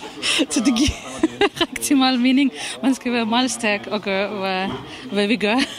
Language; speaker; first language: Danish; non-native, fluent; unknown